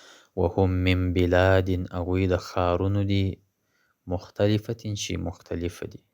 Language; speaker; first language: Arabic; non-native, fluent; Pashto